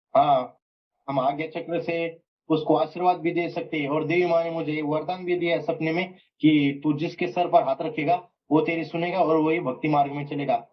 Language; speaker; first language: Hindi; non-native, local second language; Marathi